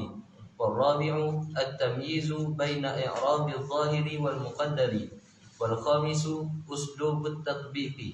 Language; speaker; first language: Arabic; non-native, learner; Malay